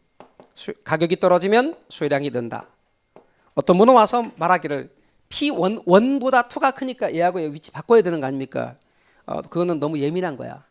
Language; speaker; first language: Korean; native; Korean